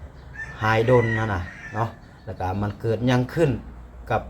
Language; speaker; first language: Thai; non-native, local second language; Lao